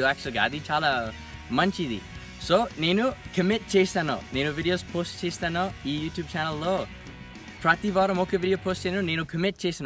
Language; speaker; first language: Telugu; non-native, learner; English